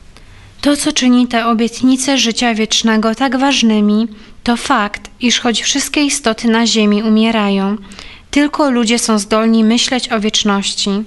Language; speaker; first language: Polish; native; Polish